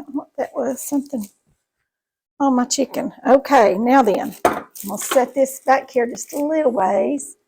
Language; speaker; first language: English; native; English